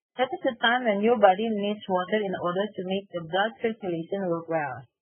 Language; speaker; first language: English; non-native, fluent; Indonesian